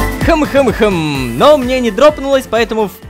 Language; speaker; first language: Russian; native; Russian